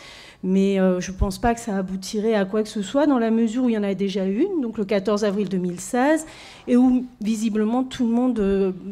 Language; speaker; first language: French; native; French